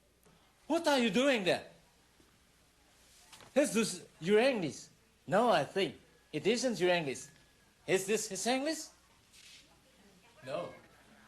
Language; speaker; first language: English; non-native, fluent; Balinese